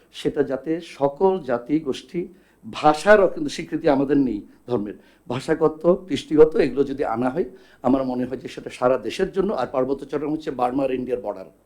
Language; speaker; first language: Bangla; non-native, local second language; Chakma